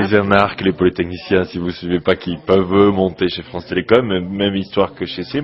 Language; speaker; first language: French; native; French